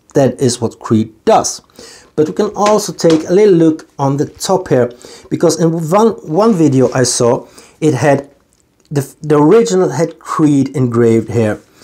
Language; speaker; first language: English; non-native, fluent; Swedish